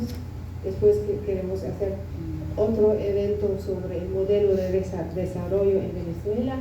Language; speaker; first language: Spanish; non-native, fluent; German